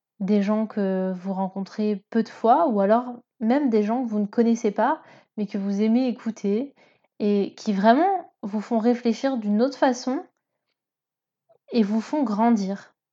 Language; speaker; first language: French; native; French